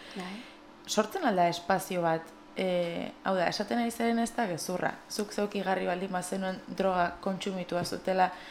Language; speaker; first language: Basque; native; Basque